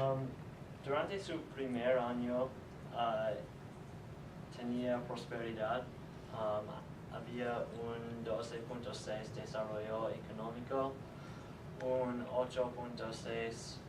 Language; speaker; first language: Spanish; non-native, learner; English